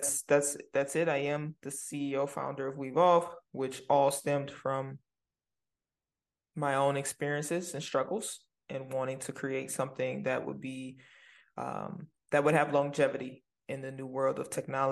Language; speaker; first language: English; native; English